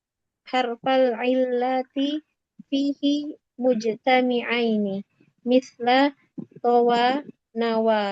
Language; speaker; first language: Arabic; non-native, learner; Indonesian